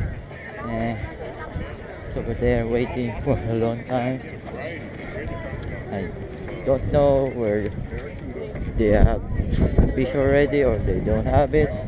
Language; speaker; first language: English; non-native, local second language; Filipino